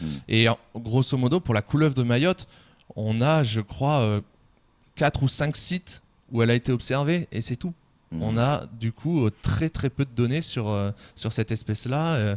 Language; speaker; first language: French; native; French